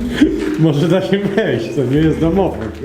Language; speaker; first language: Polish; native; Polish